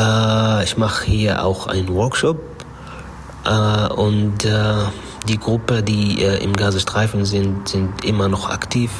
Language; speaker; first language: German; non-native, learner; Arabic